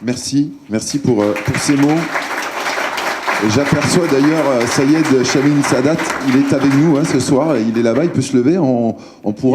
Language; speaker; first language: French; native; French